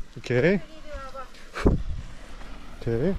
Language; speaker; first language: Korean; early bilingual, heritage; Korean